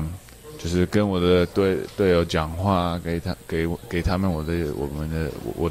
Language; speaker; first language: Chinese; early bilingual, heritage; English